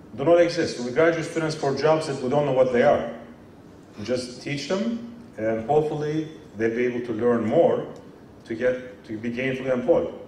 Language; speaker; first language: English; non-native, fluent; Turkish